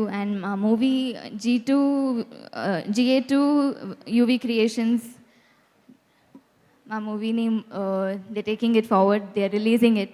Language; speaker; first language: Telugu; non-native, local second language; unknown